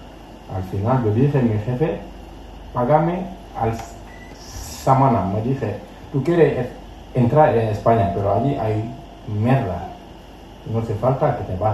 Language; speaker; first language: Spanish; non-native, learner; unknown